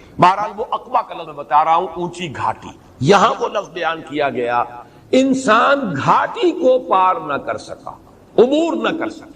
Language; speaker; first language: Urdu; native; Urdu